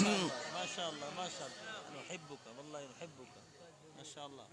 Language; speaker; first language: Arabic; non-native, learner; Urdu